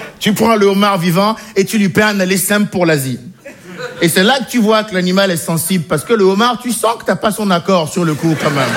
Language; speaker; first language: French; native; French